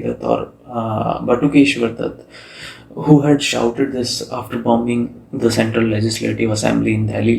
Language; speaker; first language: English; non-native, local second language; Hindi